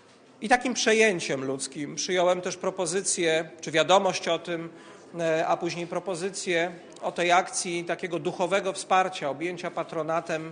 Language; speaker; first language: Polish; native; Polish